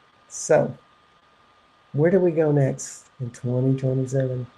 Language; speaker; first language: English; native; English